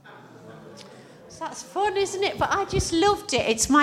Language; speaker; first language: English; native; English